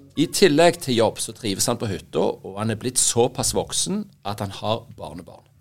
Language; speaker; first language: Norwegian; native; Norwegian